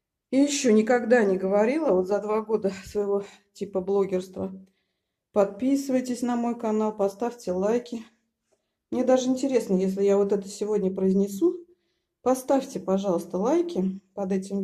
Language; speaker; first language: Russian; native; Russian